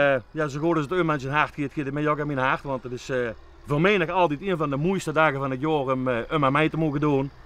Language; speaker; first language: Dutch; native; Dutch